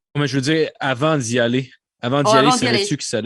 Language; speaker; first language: French; native; French